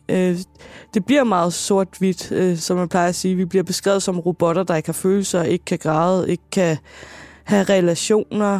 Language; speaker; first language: Danish; native; Danish